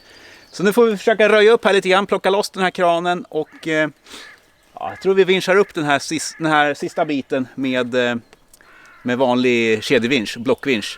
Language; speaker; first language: Swedish; native; Swedish